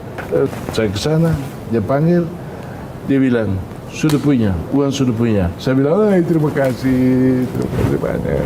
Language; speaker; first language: Indonesian; non-native, fluent; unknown